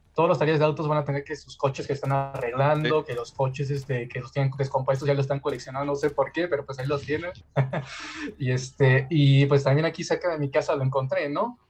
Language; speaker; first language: Spanish; native; Spanish